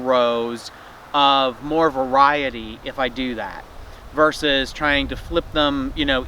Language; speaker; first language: English; native; English